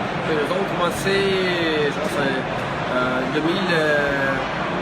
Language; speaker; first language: French; non-native, learner; Russian